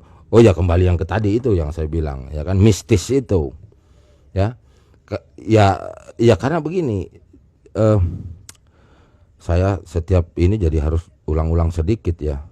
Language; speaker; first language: Indonesian; native; Indonesian